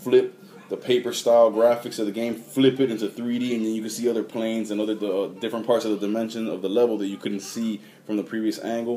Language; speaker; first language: English; native; English